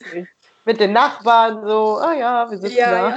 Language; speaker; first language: German; native; German